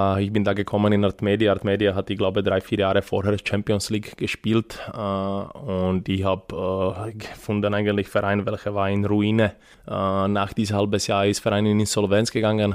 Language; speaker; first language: German; non-native, fluent; Serbian